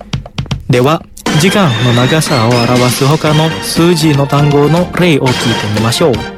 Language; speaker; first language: Japanese; non-native, fluent; Indonesian